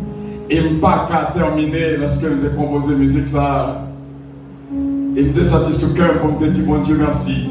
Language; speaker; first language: French; non-native, local second language; Haitian Creole